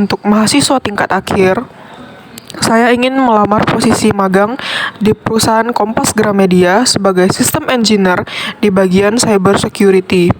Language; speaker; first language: Indonesian; native; Indonesian